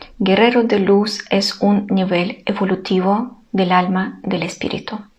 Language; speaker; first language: Spanish; non-native, fluent; Ukrainian